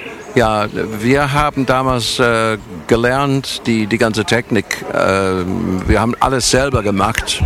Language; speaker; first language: German; non-native, fluent; English